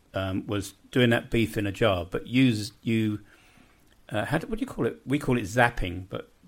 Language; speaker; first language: English; native; English